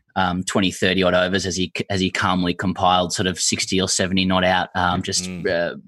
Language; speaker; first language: English; native; English